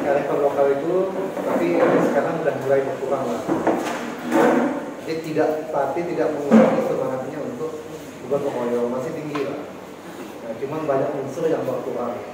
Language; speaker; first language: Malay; non-native, local second language; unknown